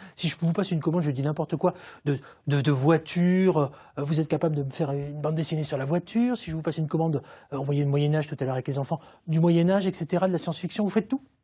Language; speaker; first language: French; native; French